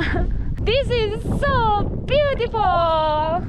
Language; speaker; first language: English; non-native, fluent; Japanese